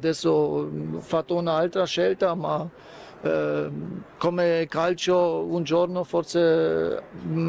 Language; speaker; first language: Italian; non-native, fluent; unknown